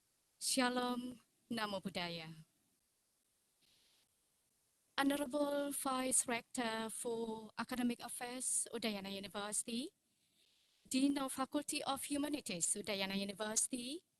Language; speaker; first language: English; non-native, fluent; Indonesian